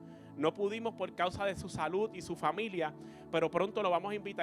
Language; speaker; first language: Spanish; native; Spanish